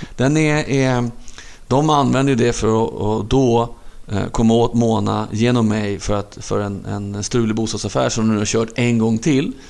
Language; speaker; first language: Swedish; native; Swedish